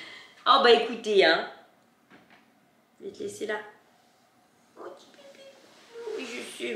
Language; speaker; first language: French; native; French